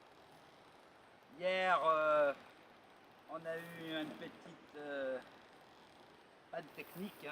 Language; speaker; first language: French; native; French